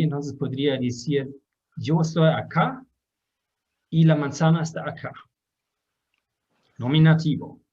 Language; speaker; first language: Spanish; non-native, fluent; German